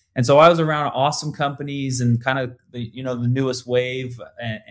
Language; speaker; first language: English; native; English